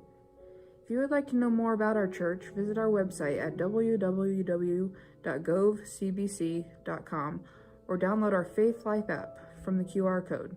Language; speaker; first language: English; native; English